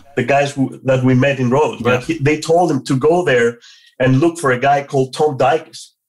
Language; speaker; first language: English; non-native, fluent; Greek